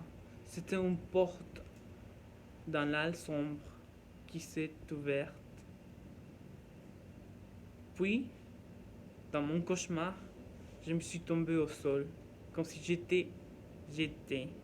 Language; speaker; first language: French; non-native, learner; Norwegian